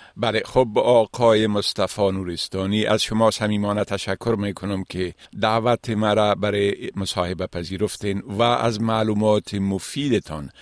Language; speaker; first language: Persian; native; Persian